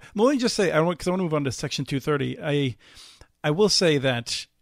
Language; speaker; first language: English; native; English